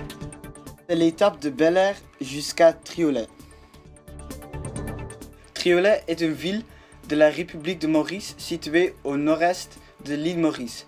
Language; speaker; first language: French; non-native, learner; Dutch